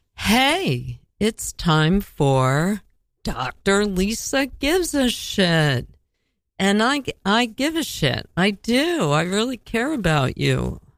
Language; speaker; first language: English; native; English